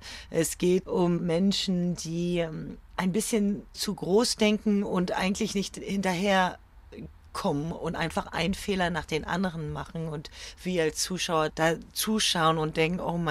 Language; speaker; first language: German; early bilingual, other home language; French